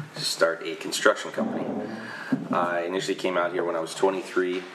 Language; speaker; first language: English; native; English